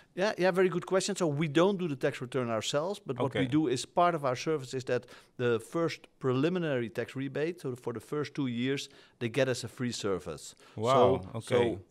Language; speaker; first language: English; non-native, fluent; Dutch